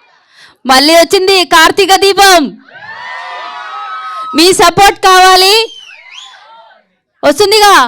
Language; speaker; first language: Telugu; non-native, learner; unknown